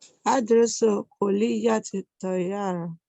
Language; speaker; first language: Arabic; non-native, learner; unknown